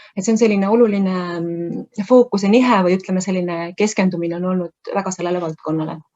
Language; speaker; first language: Estonian; native; Estonian